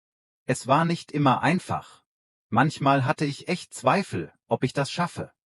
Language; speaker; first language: German; non-native, fluent; Vietnamese